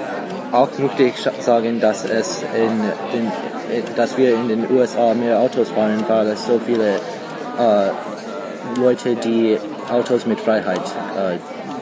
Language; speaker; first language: German; non-native, learner; English